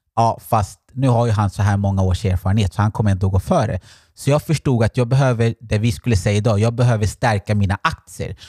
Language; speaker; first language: Swedish; early bilingual, other home language; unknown